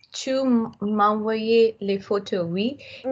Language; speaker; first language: French; non-native, learner; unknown